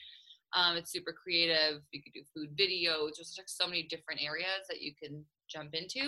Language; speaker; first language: English; native; English